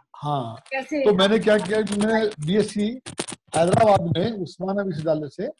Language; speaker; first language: Hindi; native; Hindi